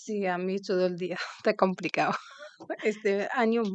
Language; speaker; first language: Spanish; non-native, learner; Arabic